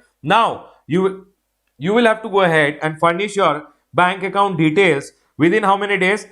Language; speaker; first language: English; non-native, local second language; Hindi